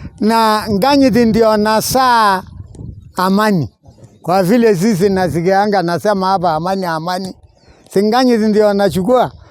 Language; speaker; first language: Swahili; non-native, local second language; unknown